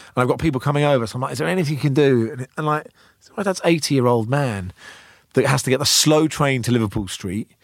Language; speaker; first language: English; native; English